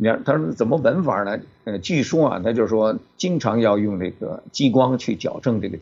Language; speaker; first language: Chinese; native; Chinese